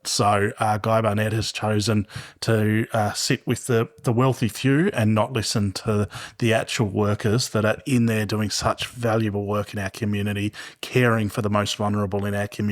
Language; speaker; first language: English; native; English